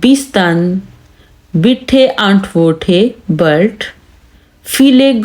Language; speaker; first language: German; non-native, learner; Urdu